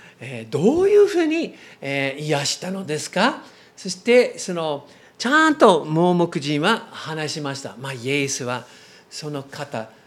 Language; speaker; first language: Japanese; non-native, learner; English